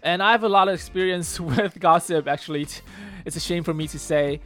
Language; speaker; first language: English; early bilingual, other home language; Chinese